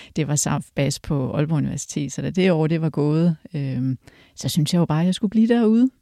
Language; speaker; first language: Danish; early bilingual, other home language; Polish